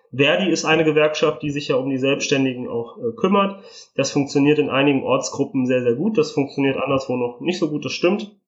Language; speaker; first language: German; early bilingual, other home language; Italian